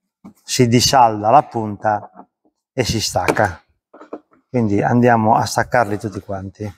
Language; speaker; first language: Italian; native; Italian